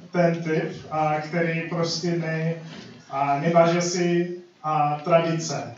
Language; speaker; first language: Czech; non-native, fluent; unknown